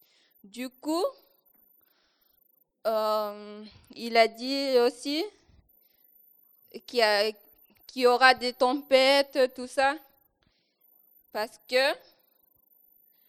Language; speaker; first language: French; non-native, local second language; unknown